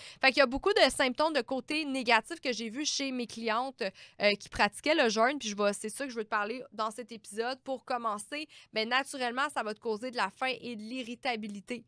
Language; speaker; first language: French; native; French